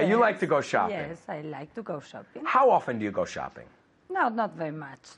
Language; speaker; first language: English; non-native, fluent; Spanish